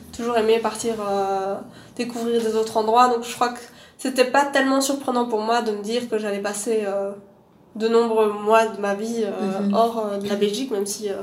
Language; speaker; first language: French; native; French